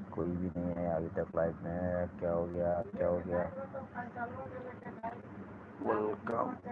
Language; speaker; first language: Hindi; non-native, learner; Bangla